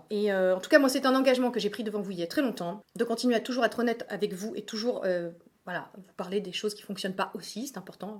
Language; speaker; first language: French; native; French